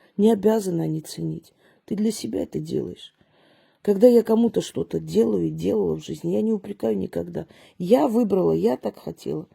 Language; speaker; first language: Russian; early bilingual, other home language; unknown